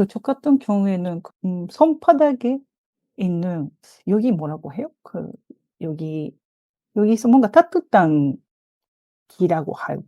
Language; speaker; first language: Korean; non-native, fluent; Japanese